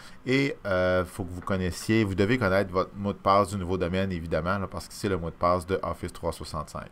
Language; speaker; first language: French; native; French